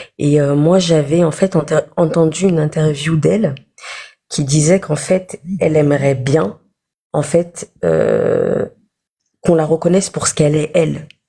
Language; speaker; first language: French; early bilingual, other home language; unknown